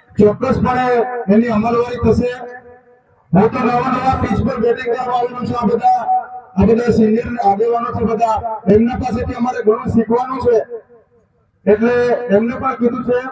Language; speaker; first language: Gujarati; non-native, local second language; Bhili